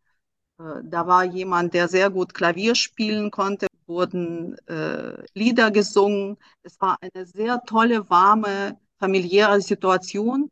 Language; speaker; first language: German; non-native, fluent; Russian